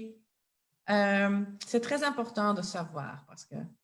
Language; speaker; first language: French; non-native, local second language; Dutch